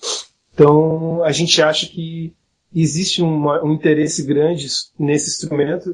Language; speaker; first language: Portuguese; native; Portuguese